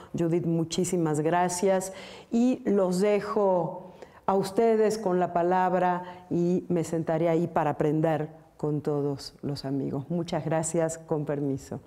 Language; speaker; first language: Spanish; native; Spanish